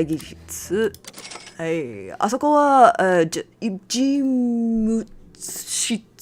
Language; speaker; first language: Japanese; non-native, learner; English